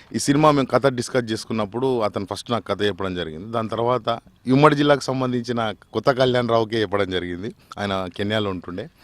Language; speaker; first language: Telugu; native; Telugu